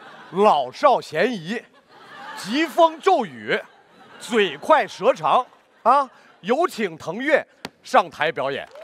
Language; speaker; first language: Chinese; native; Chinese